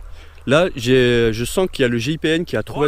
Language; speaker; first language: French; native; French